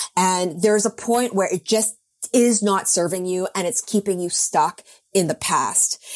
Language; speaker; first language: English; native; English